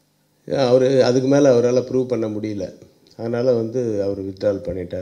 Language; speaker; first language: Tamil; native; Tamil